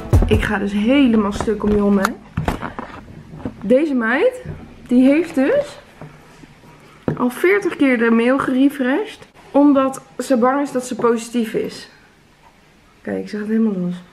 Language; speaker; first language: Dutch; native; Dutch